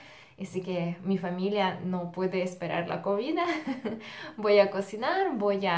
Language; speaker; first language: Spanish; non-native, fluent; Russian